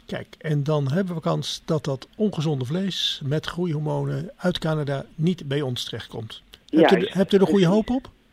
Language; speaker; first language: Dutch; native; Dutch